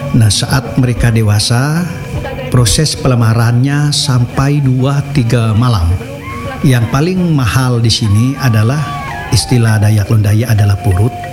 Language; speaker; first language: Indonesian; non-native, local second language; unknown